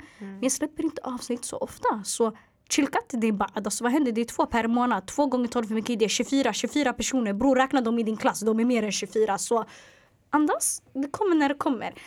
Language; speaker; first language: Swedish; early bilingual, other home language; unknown